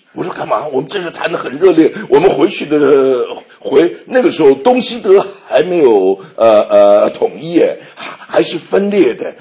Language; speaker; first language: Chinese; native; Chinese